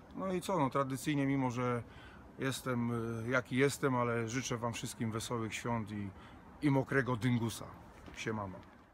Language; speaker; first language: Polish; native; Polish